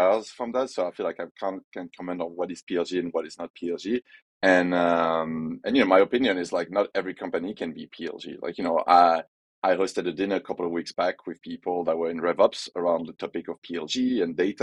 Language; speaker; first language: English; non-native, fluent; French